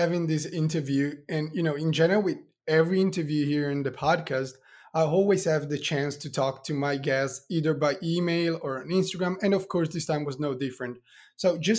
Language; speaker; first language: English; non-native, fluent; Italian